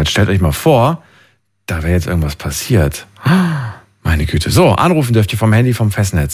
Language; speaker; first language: German; native; German